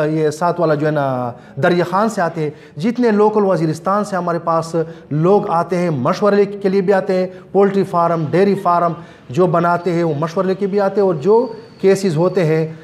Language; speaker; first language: Urdu; non-native, local second language; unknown